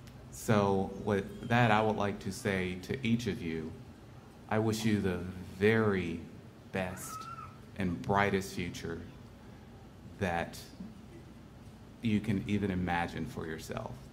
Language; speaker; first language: English; native; English